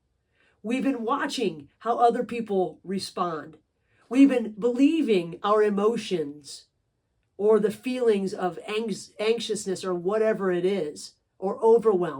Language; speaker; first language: English; native; English